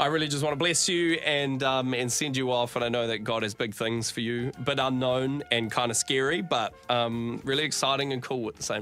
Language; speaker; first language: English; native; English